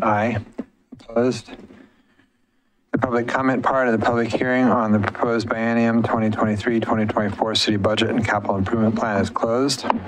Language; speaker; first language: English; native; English